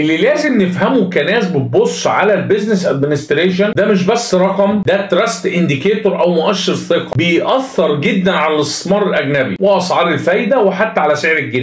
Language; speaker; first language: Arabic; native; Arabic